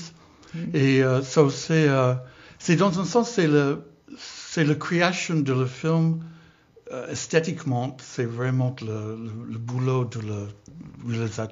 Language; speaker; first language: French; non-native, learner; English